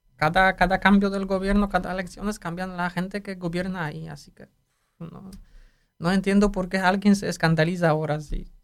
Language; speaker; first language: Spanish; non-native, fluent; Polish